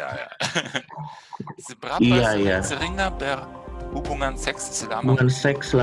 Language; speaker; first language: Indonesian; non-native, fluent; German